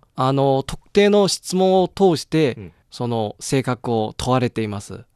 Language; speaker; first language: Japanese; non-native, fluent; Chinese